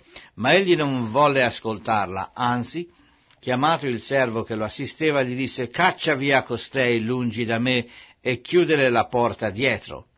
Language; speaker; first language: Italian; native; Italian